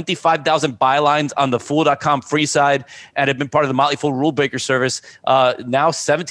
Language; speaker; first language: English; native; English